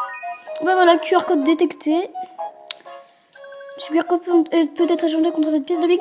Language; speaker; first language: French; native; French